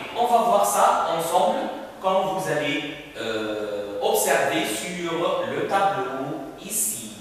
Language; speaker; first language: French; non-native, fluent; Arabic